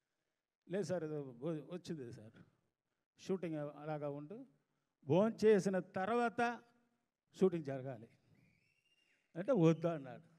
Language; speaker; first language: Telugu; non-native, fluent; Tamil